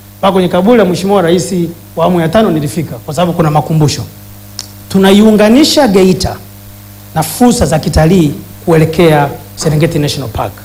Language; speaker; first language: Swahili; native; Swahili